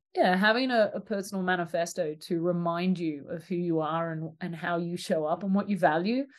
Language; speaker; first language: English; native; English